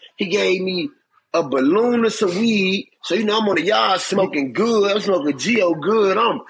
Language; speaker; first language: English; native; English